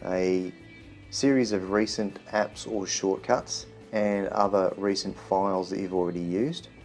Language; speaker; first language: English; native; English